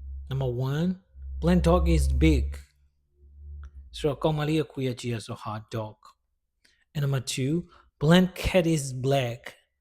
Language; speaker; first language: English; non-native, fluent; Burmese